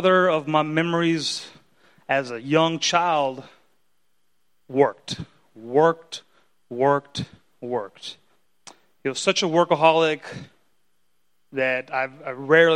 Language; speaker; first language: English; early bilingual, other home language; Spanish